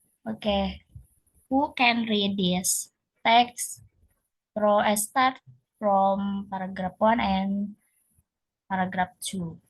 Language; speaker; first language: English; non-native, learner; Indonesian